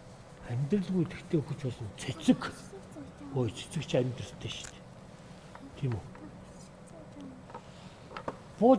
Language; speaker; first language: Mongolian; native; Mongolian